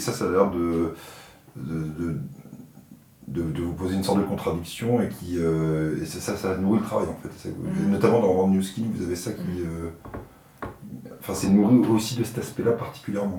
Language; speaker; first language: French; native; French